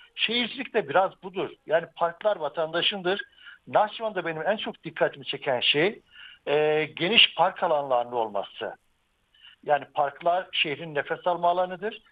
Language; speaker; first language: Turkish; native; Turkish